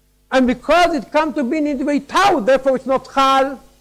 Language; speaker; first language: English; non-native, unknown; Hebrew